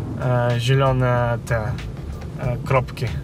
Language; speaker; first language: Polish; non-native, fluent; Ukrainian